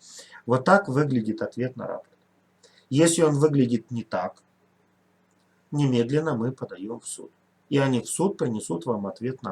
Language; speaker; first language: Russian; native; Russian